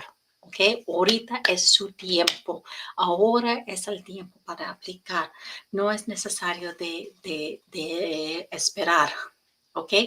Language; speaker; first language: Spanish; non-native, learner; English